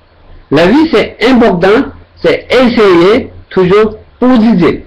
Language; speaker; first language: French; non-native, learner; Tibetan